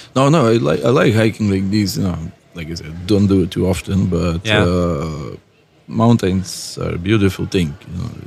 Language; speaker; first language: English; non-native, fluent; Lithuanian